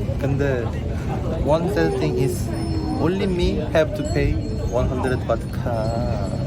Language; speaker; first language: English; non-native, learner; Korean